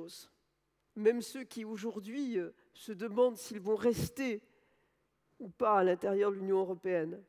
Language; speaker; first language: French; native; French